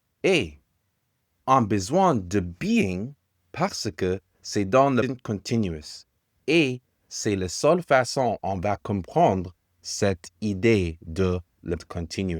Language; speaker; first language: French; non-native, learner; English